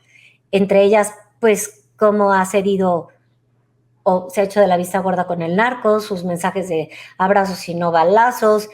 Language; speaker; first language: Spanish; native; Spanish